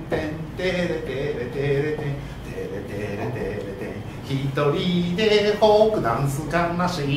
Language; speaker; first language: Japanese; native; Japanese